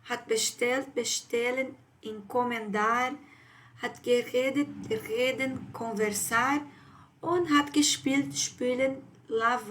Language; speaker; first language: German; non-native, fluent; Portuguese